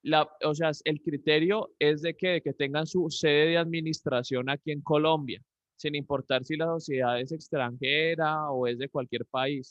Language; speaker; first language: Spanish; native; Spanish